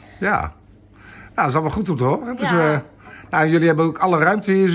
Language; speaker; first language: Dutch; native; Dutch